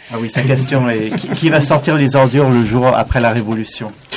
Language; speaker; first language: French; non-native, fluent; German